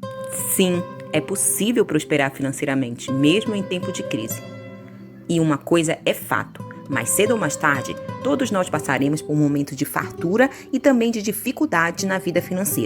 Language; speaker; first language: Portuguese; native; Portuguese